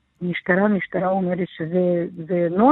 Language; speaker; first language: Hebrew; non-native, learner; Russian